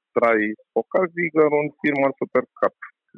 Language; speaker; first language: German; non-native, learner; Romanian